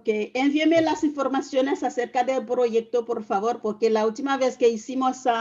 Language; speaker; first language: Spanish; non-native, fluent; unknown